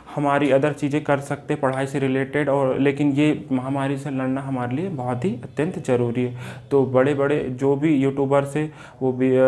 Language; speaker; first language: Hindi; native; Hindi